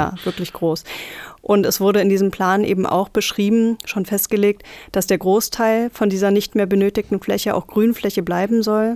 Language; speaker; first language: German; native; German